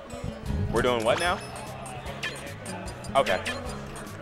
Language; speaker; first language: English; native; English